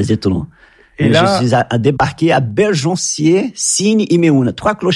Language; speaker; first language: French; non-native, fluent; Portuguese